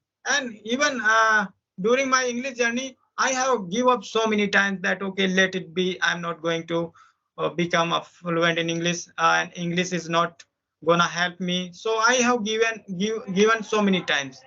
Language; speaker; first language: English; non-native, local second language; Hindi